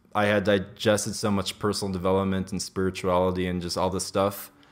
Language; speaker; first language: English; native; English